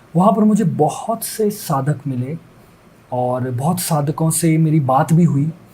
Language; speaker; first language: Hindi; native; Hindi